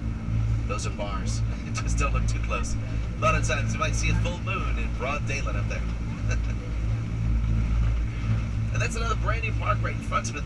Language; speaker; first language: English; native; English